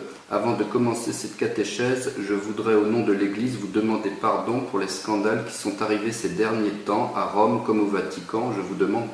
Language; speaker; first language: French; native; French